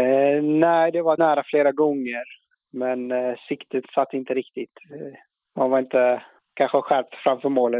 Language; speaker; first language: Swedish; non-native, fluent; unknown